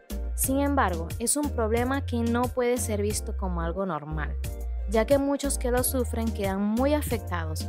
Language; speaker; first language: Spanish; native; Spanish